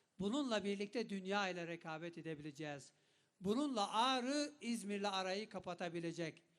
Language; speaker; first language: Turkish; non-native, local second language; Kurdish